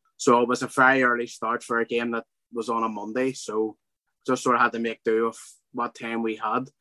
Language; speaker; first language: English; native; English